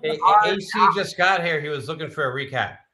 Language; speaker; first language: English; native; English